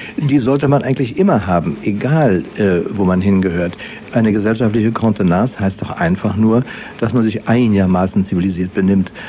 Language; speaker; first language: German; native; German